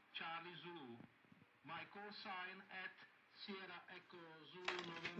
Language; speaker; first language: English; non-native, learner; Czech